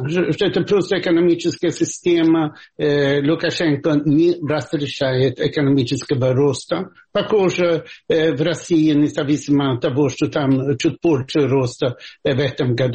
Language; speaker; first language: Russian; non-native, fluent; Swedish